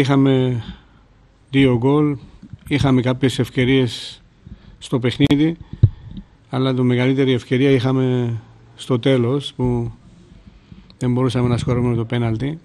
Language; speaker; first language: Greek; non-native, fluent; Georgian